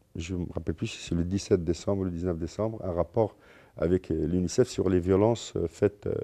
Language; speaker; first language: French; non-native, local second language; Arabic